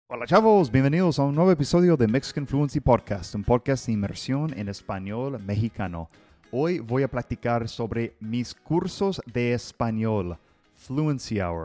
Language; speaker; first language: Spanish; non-native, fluent; English